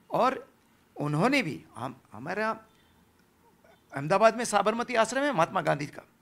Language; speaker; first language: Hindi; non-native, local second language; Gujarati